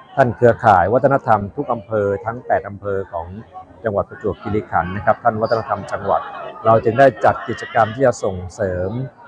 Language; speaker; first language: Thai; native; Thai